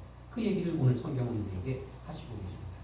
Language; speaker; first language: Korean; native; Korean